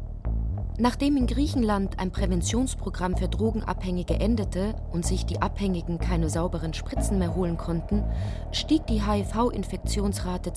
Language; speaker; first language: German; native; German